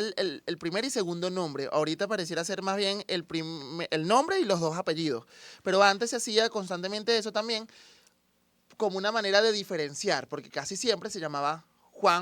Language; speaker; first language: Spanish; native; Spanish